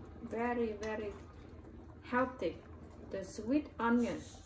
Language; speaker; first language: English; non-native, learner; Vietnamese